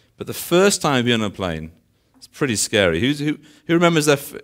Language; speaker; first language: English; native; English